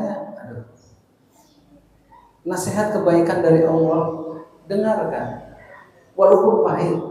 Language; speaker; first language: Indonesian; native; Indonesian